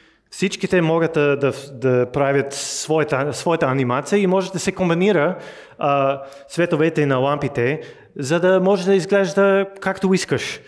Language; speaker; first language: Bulgarian; non-native, learner; English